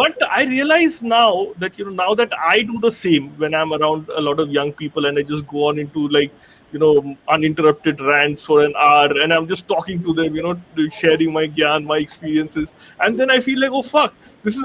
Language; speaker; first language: English; non-native, local second language; Bangla